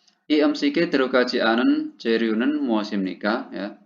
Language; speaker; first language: Korean; non-native, fluent; Indonesian